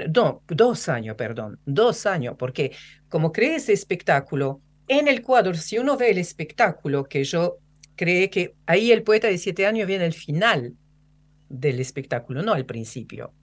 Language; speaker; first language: Spanish; non-native, fluent; French